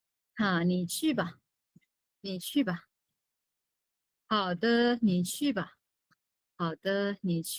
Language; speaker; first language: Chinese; non-native, fluent; Sinhala